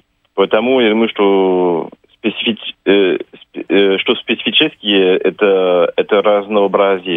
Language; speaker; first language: Russian; non-native, fluent; French